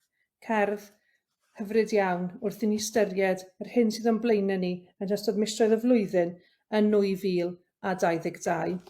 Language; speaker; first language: Welsh; native; Welsh